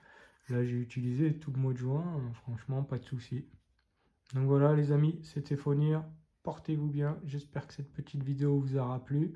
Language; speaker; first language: French; native; French